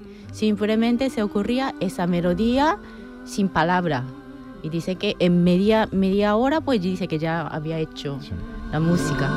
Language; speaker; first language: Spanish; non-native, fluent; Japanese